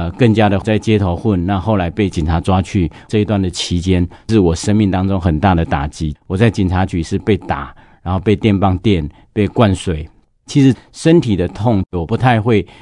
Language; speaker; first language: Chinese; non-native, local second language; Hakka Chinese